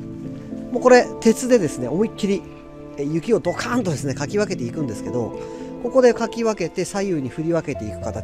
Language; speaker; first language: Japanese; native; Japanese